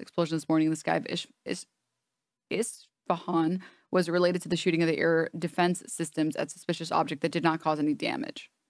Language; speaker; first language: English; native; English